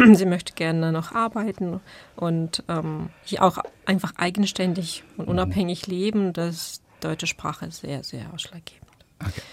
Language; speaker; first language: German; non-native, fluent; Ukrainian